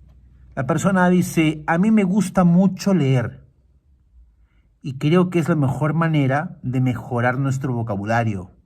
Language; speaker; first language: Spanish; non-native, fluent; Portuguese